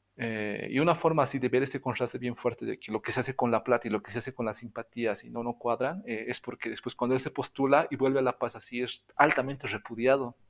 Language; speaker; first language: Spanish; native; Spanish